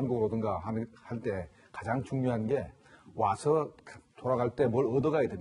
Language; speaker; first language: Korean; native; Korean